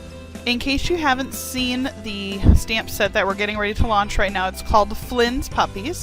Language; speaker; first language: English; native; English